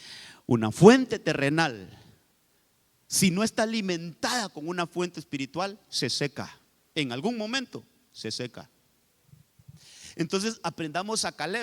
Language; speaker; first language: Spanish; native; Spanish